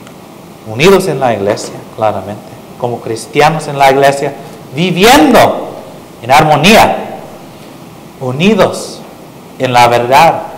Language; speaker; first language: Spanish; non-native, fluent; English